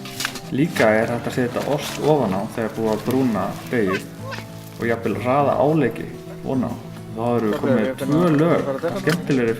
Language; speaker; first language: Icelandic; native; Icelandic